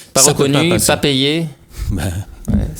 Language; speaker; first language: French; native; French